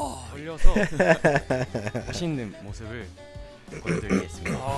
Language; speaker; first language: Korean; non-native, learner; Japanese